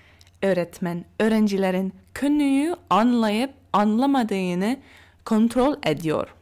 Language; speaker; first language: Turkish; non-native, learner; English